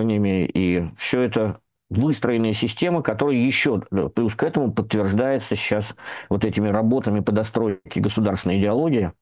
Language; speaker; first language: Russian; native; Russian